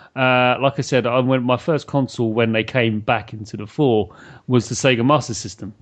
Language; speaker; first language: English; native; English